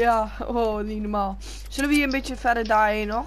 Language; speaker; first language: Dutch; native; Dutch